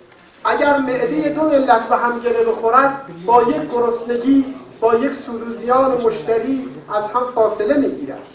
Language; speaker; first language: Persian; native; Persian